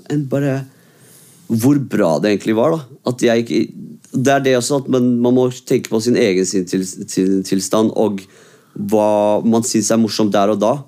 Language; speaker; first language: Norwegian; early bilingual, other home language; Kurdish